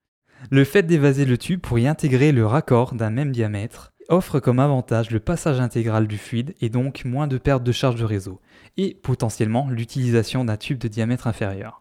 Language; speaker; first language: French; native; French